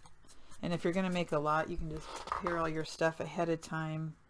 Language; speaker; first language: English; native; English